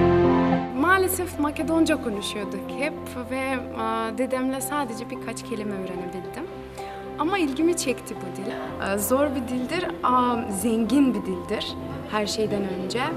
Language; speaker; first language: Turkish; non-native, fluent; Macedonian